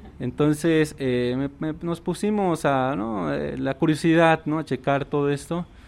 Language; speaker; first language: Spanish; non-native, local second language; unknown